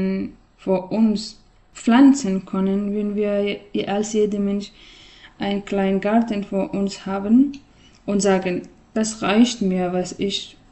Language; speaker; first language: German; non-native, learner; Persian